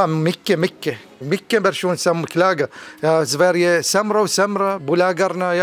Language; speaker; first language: Swedish; non-native, learner; Arabic